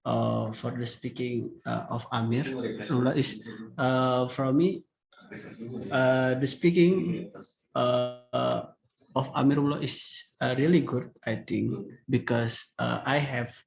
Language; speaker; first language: English; non-native, learner; Indonesian